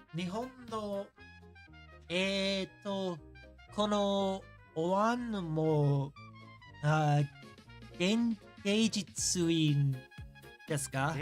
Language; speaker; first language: Japanese; non-native, learner; English